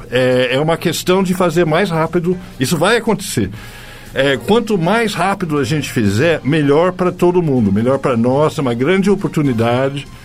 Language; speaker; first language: Portuguese; non-native, fluent; English